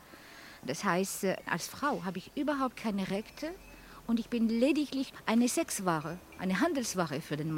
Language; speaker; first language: German; non-native, fluent; Arabic